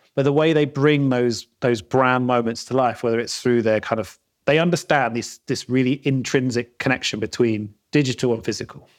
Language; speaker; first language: English; native; English